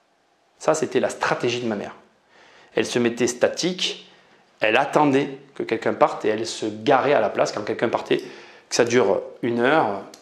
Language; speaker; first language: French; native; French